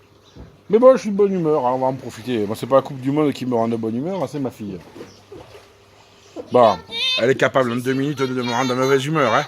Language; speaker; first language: French; native; French